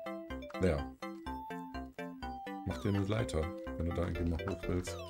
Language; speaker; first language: German; native; German